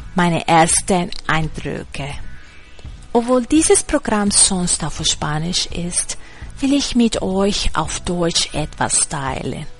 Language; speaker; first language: German; non-native, learner; Spanish